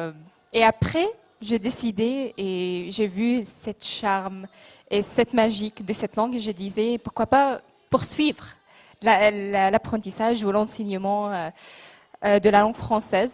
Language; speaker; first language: French; non-native, local second language; Arabic